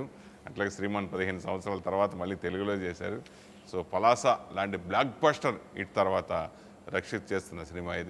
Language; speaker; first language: Telugu; native; Telugu